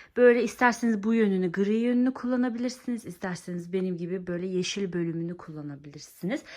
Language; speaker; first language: Turkish; early bilingual, heritage; Turkish